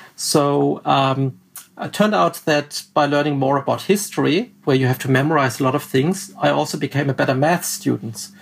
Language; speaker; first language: English; non-native, fluent; German